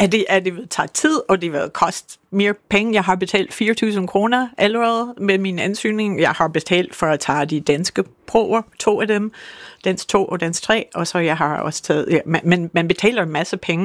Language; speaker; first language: Danish; non-native, fluent; English